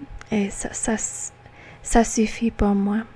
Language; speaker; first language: French; non-native, learner; English